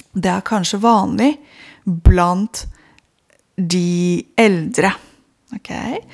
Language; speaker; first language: Norwegian; non-native, fluent; Romanian